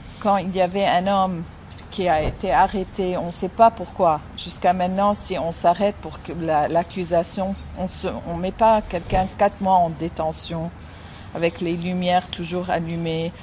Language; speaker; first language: French; non-native, fluent; Arabic